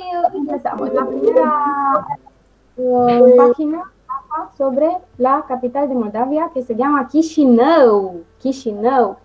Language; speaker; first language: Spanish; non-native, fluent; Romanian